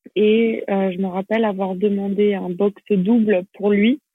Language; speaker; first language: French; native; French